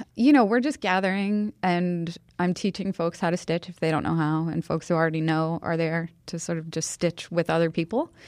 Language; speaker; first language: English; native; English